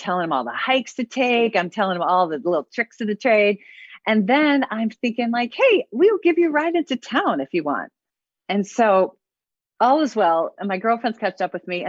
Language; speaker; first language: English; native; English